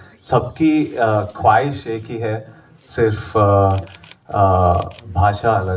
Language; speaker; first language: Hindi; non-native, local second language; Telugu